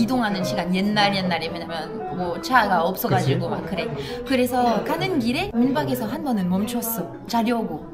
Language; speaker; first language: Korean; non-native, fluent; French